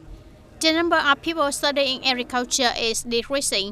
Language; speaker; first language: English; non-native, fluent; Vietnamese